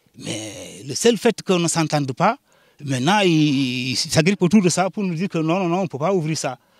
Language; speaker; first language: French; non-native, local second language; Jola-Fonyi